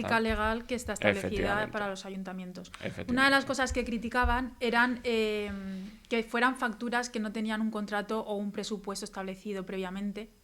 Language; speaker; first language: Spanish; native; Spanish